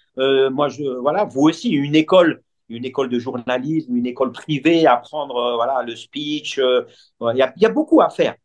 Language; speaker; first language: French; non-native, local second language; Arabic